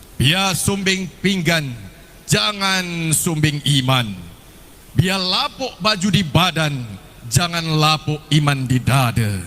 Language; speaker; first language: Malay; native; Malay